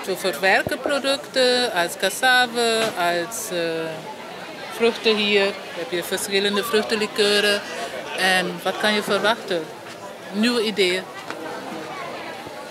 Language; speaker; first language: Dutch; non-native, local second language; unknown